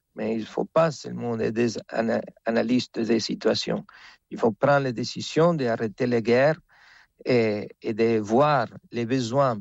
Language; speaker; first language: French; non-native, fluent; Spanish